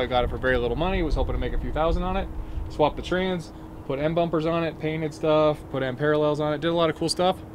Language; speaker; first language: English; native; English